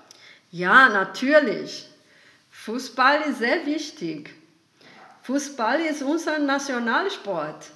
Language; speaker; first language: German; non-native, fluent; Portuguese